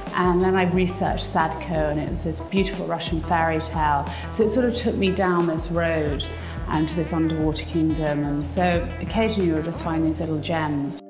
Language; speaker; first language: English; native; English